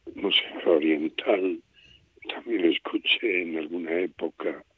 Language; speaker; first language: Spanish; native; Spanish